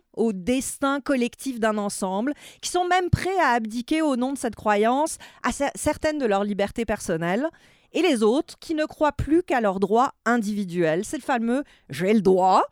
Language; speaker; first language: French; native; French